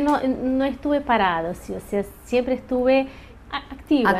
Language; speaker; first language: Spanish; early bilingual, heritage; Portuguese